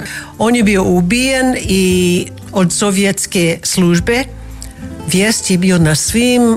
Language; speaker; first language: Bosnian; non-native, fluent; English